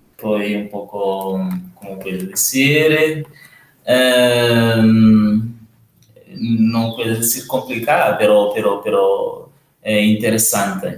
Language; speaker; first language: Spanish; non-native, learner; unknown